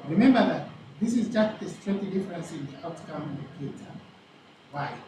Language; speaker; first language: English; non-native, local second language; Swahili